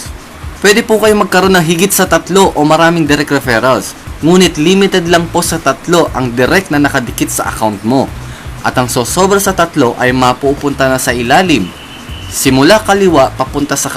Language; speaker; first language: Filipino; native; Filipino